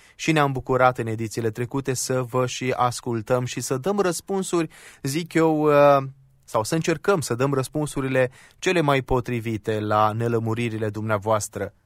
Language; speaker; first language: Romanian; native; Romanian